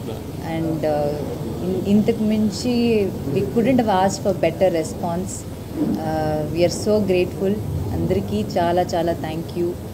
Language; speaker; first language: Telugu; non-native, learner; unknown